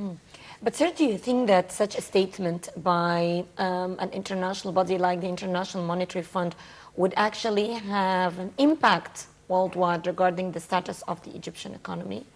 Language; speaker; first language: English; non-native, fluent; Arabic